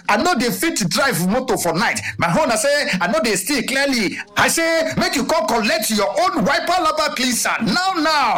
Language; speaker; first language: Nigerian Pidgin; non-native, local second language; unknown